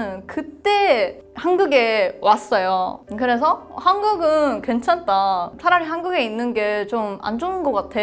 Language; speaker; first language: Korean; non-native, fluent; Japanese